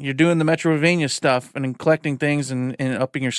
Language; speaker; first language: English; native; English